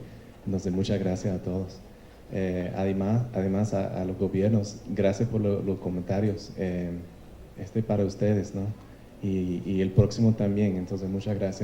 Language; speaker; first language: Spanish; non-native, learner; English